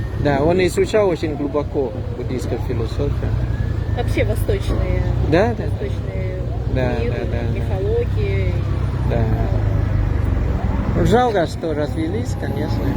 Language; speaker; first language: Russian; non-native, fluent; Thai